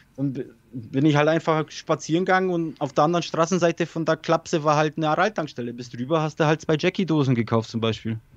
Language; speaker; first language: German; early bilingual, other home language; Polish